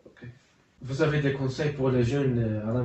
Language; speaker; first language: French; non-native, learner; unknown